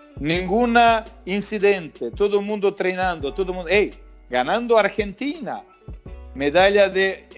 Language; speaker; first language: Spanish; non-native, fluent; Croatian